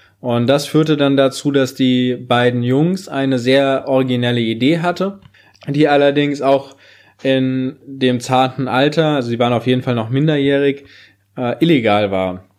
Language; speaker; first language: German; native; German